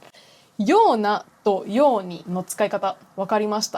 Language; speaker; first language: Japanese; non-native, fluent; English